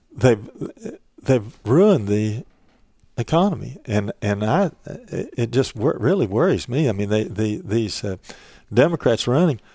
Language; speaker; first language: English; native; English